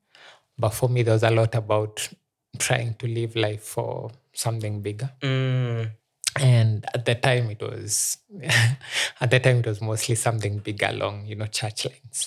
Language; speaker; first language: English; non-native, local second language; Meru